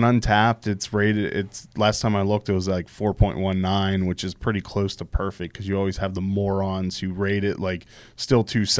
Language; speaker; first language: English; native; English